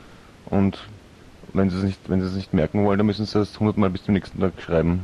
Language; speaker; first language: German; native; German